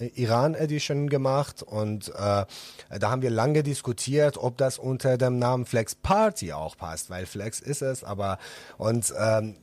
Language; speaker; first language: German; non-native, fluent; Persian